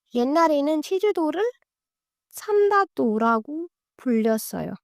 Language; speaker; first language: Korean; non-native, learner; Hindi